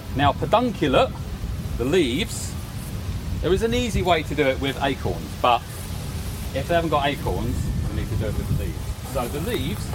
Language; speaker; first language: English; native; English